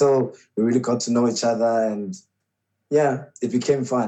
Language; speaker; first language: English; non-native, local second language; Xhosa